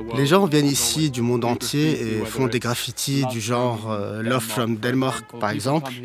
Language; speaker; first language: French; non-native, fluent; English